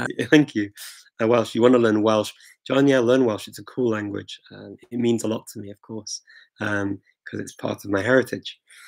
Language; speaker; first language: English; native; English